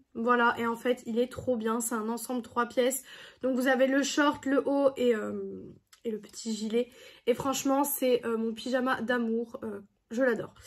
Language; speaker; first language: French; native; French